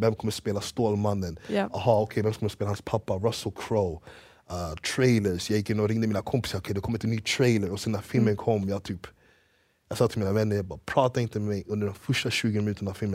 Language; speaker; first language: Swedish; early bilingual, other home language; English